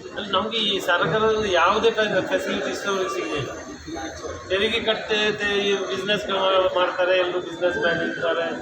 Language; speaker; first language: Kannada; non-native, local second language; Tulu